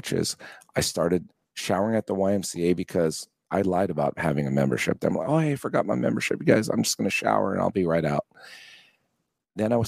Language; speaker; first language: English; native; English